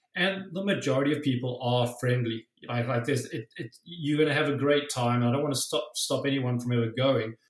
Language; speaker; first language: English; native; English